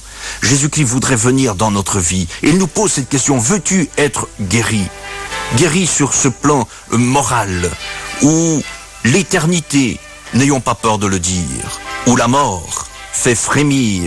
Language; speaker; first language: French; native; French